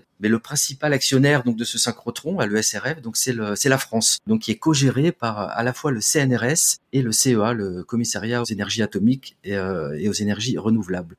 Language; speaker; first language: French; native; French